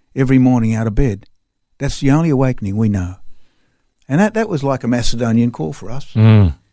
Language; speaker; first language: English; non-native, local second language; French